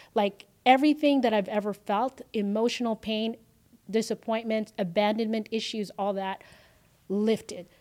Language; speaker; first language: English; early bilingual, other home language; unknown